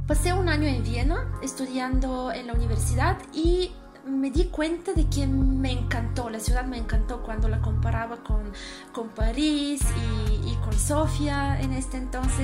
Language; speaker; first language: Spanish; non-native, fluent; Bulgarian